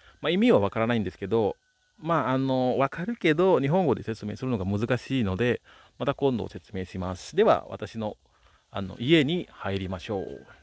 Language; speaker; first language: Japanese; non-native, fluent; Balinese